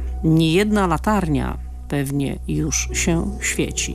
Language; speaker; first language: Polish; native; Polish